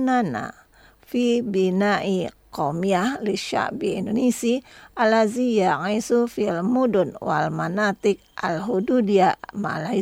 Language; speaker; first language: Arabic; non-native, fluent; Indonesian